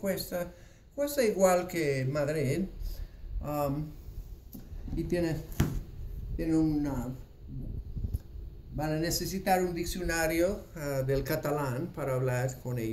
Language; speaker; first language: Spanish; non-native, fluent; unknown